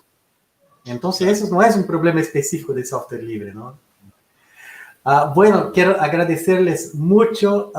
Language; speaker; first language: Spanish; non-native, fluent; Portuguese